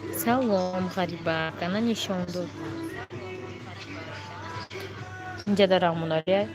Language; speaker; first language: Persian; native; Persian